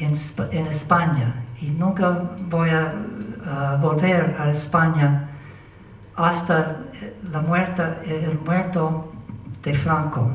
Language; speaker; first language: Spanish; non-native, learner; English